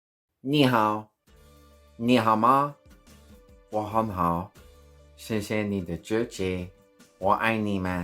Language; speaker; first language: Chinese; non-native, learner; English